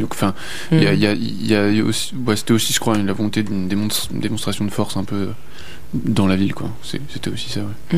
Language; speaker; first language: French; native; French